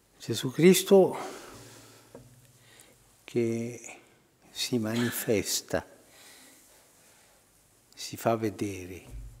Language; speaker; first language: Italian; non-native, fluent; Spanish